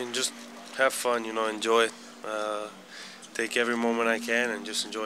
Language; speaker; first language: English; non-native, fluent; Slovenian